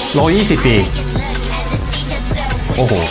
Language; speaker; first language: Thai; non-native, fluent; Korean